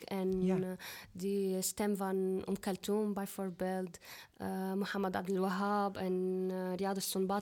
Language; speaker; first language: Dutch; non-native, fluent; Arabic